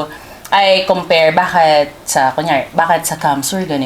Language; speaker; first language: Filipino; native; Filipino